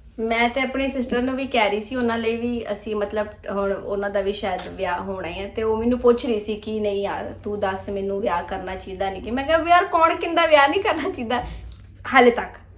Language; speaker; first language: Punjabi; early bilingual, heritage; Punjabi